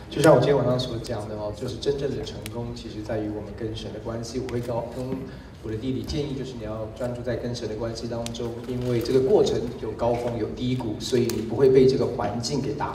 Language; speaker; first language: Chinese; native; Chinese